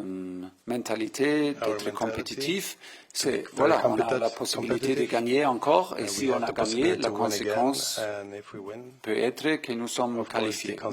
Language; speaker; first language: French; non-native, fluent; German